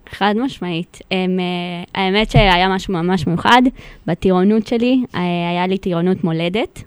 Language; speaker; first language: Hebrew; non-native, fluent; Spanish